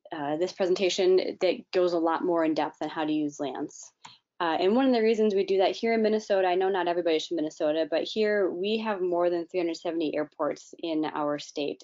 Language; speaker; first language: English; native; English